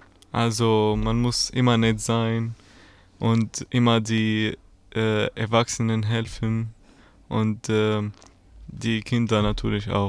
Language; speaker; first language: German; non-native, learner; Arabic